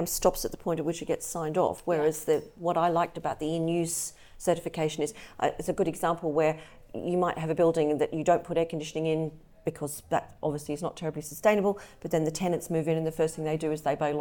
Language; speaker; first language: English; native; English